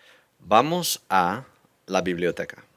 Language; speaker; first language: Spanish; non-native, fluent; English